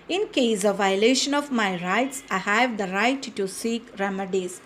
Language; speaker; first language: English; non-native, local second language; Malayalam